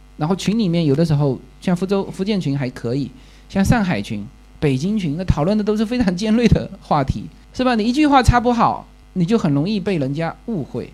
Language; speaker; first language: Chinese; native; Chinese